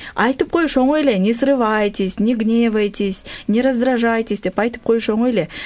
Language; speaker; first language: Russian; non-native, local second language; Kyrgyz